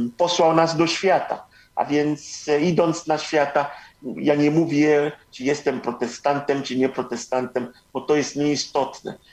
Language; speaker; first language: Polish; non-native, fluent; Igbo